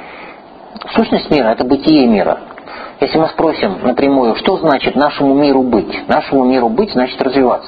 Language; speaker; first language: Russian; native; Russian